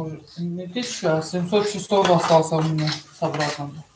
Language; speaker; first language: Russian; non-native, fluent; Tajik